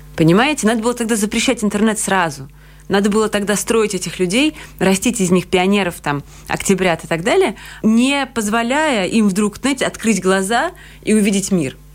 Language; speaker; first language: Russian; native; Russian